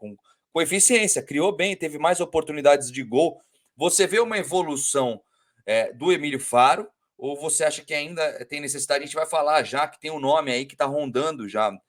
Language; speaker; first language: Portuguese; native; Portuguese